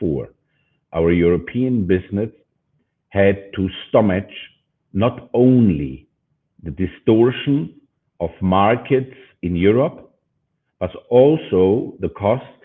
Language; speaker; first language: English; non-native, fluent; German